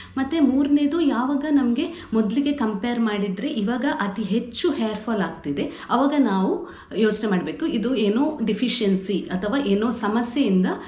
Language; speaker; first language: Kannada; non-native, local second language; Tulu